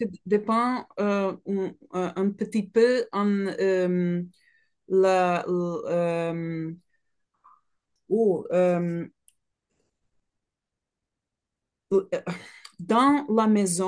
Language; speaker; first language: French; non-native, learner; Portuguese